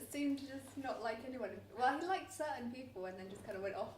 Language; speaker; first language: English; native; English